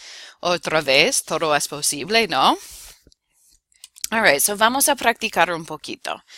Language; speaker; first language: Spanish; non-native, fluent; English